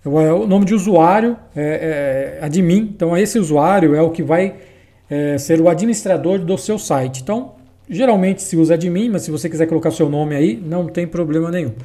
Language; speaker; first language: Portuguese; native; Portuguese